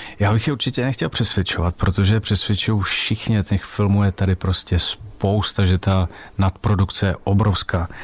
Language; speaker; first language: Czech; native; Czech